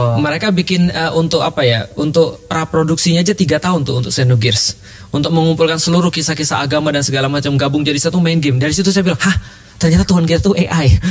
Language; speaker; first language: Indonesian; native; Indonesian